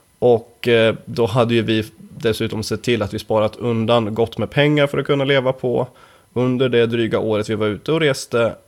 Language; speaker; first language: Swedish; native; Swedish